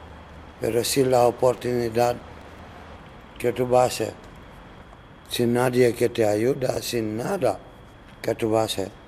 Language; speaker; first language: Spanish; non-native, learner; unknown